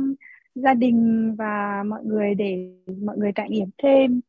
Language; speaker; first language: Vietnamese; early bilingual, heritage; Vietnamese